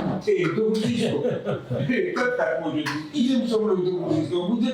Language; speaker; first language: Slovak; non-native, learner; Russian